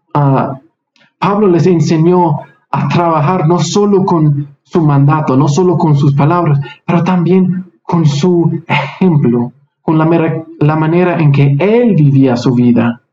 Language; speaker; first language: Spanish; non-native, fluent; English